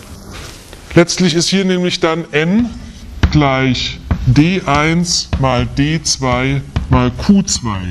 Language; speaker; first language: German; native; German